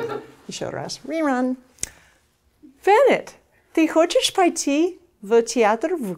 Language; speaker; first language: Russian; non-native, fluent; English